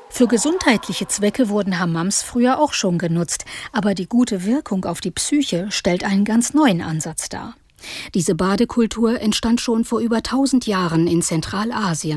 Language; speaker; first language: German; native; German